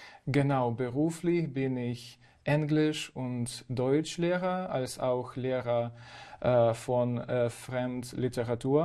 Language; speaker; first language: German; non-native, fluent; Ukrainian